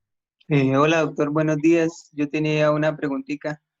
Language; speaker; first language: Spanish; native; Spanish